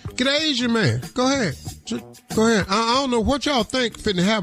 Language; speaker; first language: English; native; English